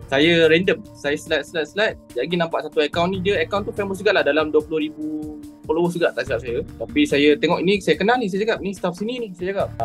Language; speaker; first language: Malay; native; Malay